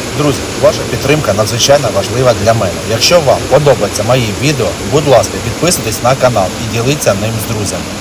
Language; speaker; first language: Ukrainian; native; Ukrainian